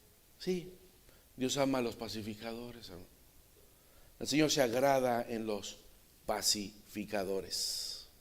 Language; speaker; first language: Spanish; native; Spanish